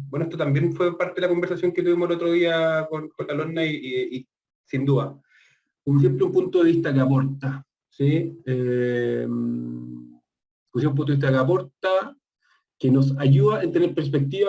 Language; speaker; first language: Spanish; native; Spanish